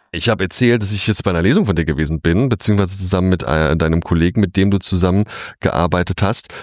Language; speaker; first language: German; native; German